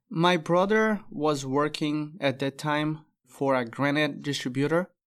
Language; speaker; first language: English; non-native, fluent; Portuguese